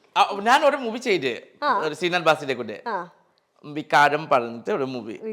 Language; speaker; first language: Malayalam; non-native, fluent; Assamese